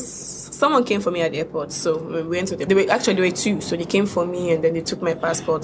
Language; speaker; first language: English; non-native, local second language; Akan